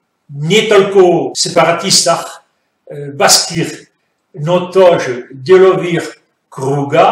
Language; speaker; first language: Russian; non-native, fluent; French